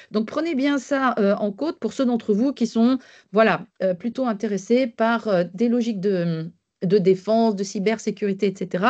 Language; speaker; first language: French; native; French